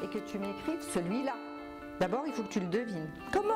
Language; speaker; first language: French; native; French